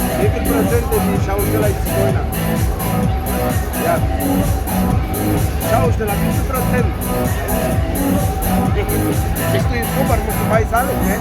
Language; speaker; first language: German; non-native, learner; Turkish